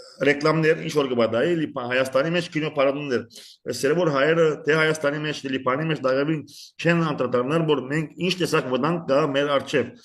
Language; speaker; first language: Armenian; early bilingual, heritage; Armenian